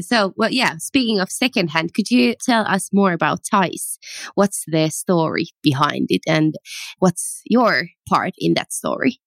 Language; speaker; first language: English; non-native, fluent; Finnish